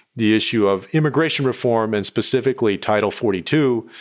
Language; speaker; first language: English; native; English